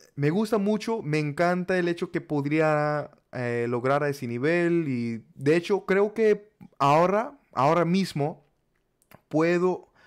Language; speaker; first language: Spanish; non-native, learner; English